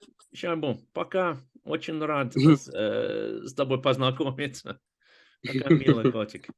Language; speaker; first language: Russian; non-native, fluent; English